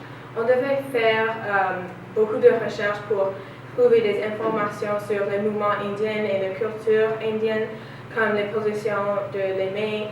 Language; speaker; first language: French; non-native, learner; English